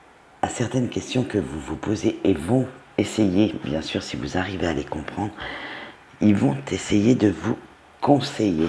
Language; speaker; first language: French; native; French